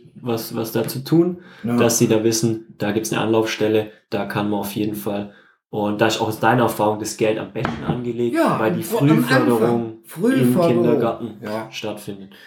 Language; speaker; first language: German; native; German